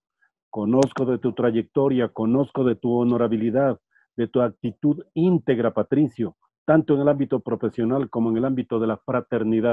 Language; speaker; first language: Spanish; native; Spanish